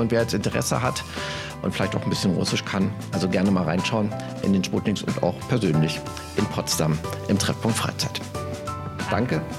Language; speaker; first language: German; native; German